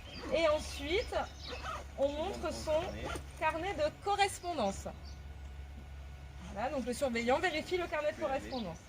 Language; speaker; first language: French; native; French